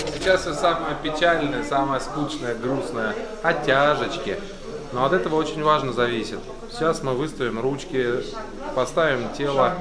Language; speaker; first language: Russian; native; Russian